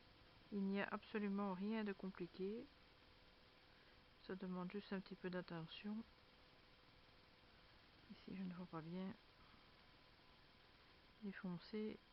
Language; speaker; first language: French; native; French